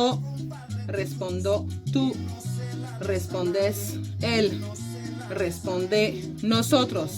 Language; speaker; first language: Spanish; non-native, fluent; French